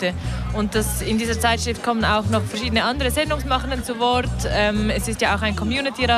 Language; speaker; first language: German; native; German